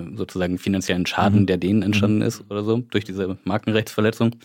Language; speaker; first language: German; native; German